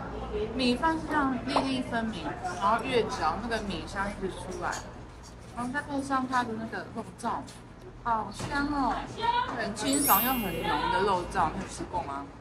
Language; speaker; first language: Chinese; native; Chinese